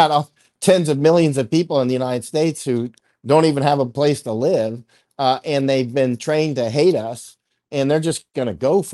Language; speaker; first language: English; native; English